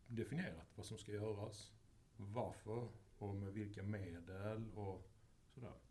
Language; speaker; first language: Swedish; native; Swedish